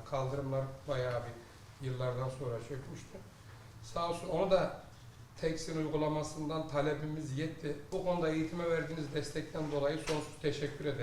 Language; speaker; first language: Turkish; native; Turkish